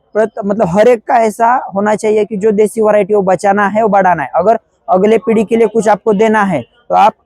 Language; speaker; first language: Hindi; non-native, local second language; Marathi